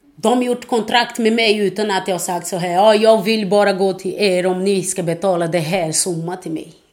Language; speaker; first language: Swedish; non-native, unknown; Portuguese